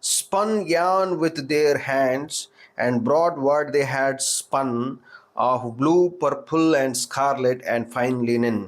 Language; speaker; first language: English; non-native, local second language; Telugu